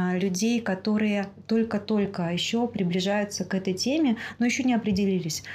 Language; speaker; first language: Russian; native; Russian